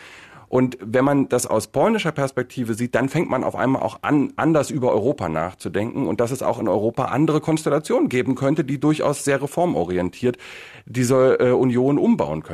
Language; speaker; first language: German; native; German